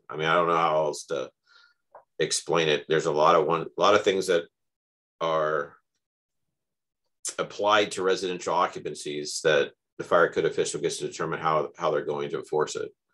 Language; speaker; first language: English; native; English